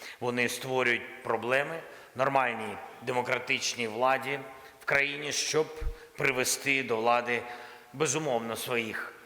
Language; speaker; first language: Ukrainian; non-native, local second language; Russian